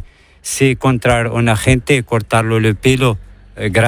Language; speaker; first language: Spanish; non-native, learner; Arabic